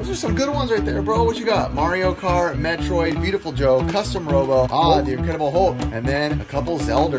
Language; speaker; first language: English; native; English